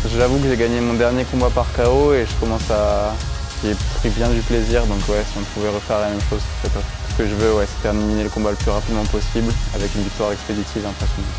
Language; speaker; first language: French; native; French